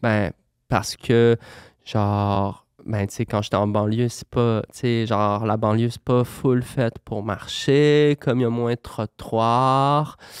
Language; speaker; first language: French; native; French